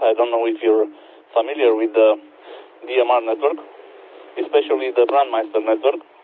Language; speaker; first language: English; non-native, fluent; Romanian